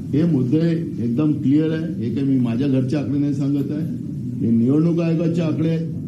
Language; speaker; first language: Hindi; non-native, local second language; Marathi